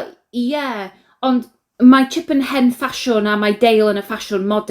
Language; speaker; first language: Welsh; non-native, learner; English